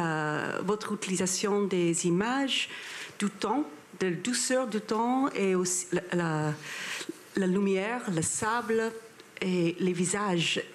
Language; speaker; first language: French; non-native, fluent; English